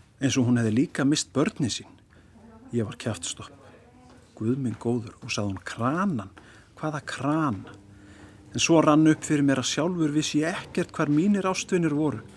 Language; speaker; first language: Icelandic; native; Icelandic